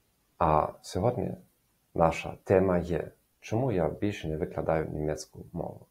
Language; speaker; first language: Ukrainian; non-native, learner; German